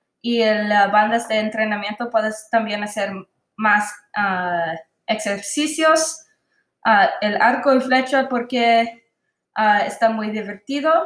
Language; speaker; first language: Spanish; non-native, learner; English